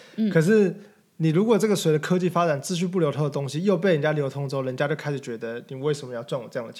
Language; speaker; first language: Chinese; native; Chinese